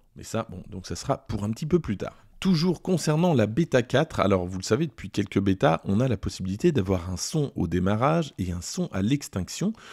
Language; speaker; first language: French; native; French